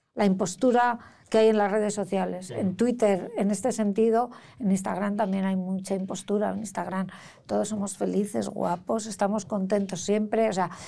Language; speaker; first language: Spanish; native; Spanish